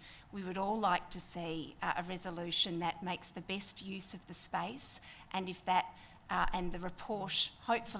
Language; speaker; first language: English; native; English